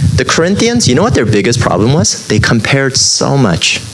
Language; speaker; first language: English; native; English